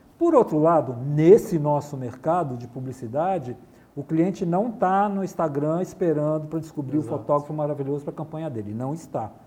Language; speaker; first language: Portuguese; native; Portuguese